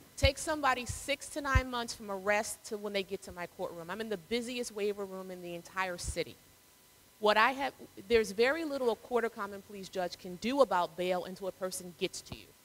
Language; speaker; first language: English; native; English